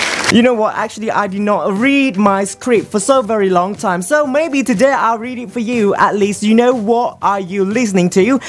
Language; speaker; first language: English; non-native, fluent; Thai